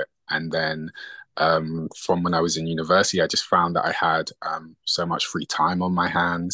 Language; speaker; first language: English; native; English